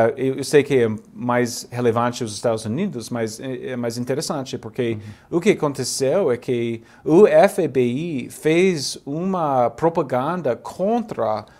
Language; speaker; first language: Portuguese; non-native, fluent; English